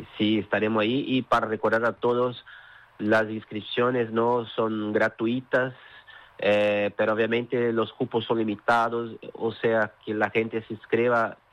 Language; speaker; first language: Spanish; non-native, fluent; Portuguese